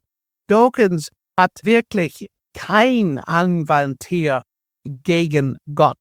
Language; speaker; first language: German; non-native, fluent; English